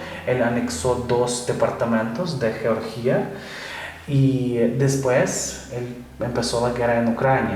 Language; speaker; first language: Spanish; non-native, fluent; Ukrainian